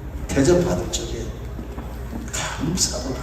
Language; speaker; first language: Korean; native; Korean